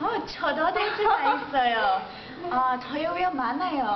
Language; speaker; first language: Korean; non-native, learner; English